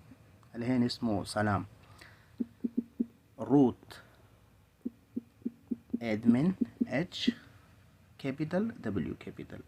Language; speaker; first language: Arabic; non-native, learner; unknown